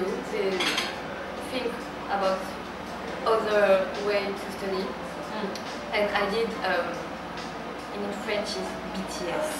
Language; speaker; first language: English; non-native, learner; French